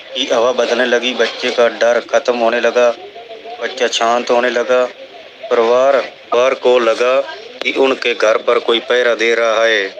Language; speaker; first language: Hindi; non-native, local second language; Punjabi